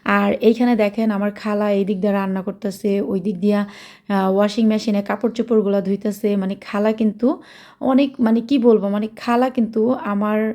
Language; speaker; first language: Bangla; early bilingual, heritage; Bangla